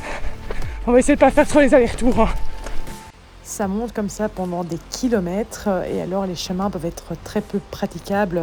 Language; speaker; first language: French; native; French